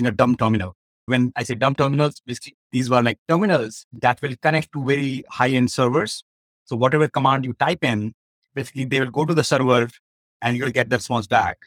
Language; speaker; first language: English; non-native, local second language; Hindi